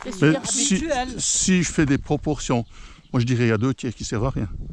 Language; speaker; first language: French; native; French